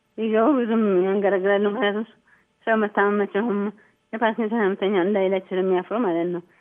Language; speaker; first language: Amharic; native; Amharic